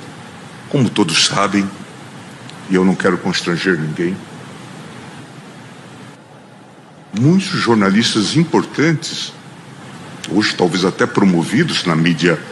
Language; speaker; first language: Portuguese; native; Portuguese